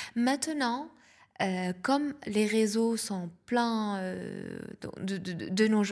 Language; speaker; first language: French; non-native, local second language; Arabic